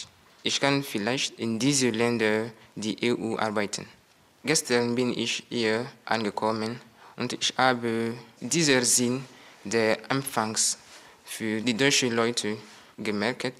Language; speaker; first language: German; non-native, learner; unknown